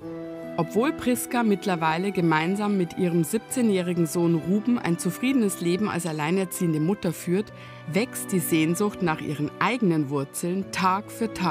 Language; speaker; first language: German; native; German